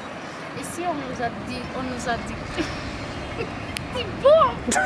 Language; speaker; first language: French; non-native, local second language; Kinyarwanda